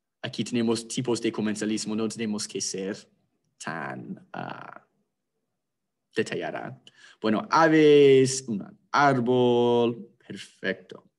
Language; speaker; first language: Spanish; non-native, fluent; English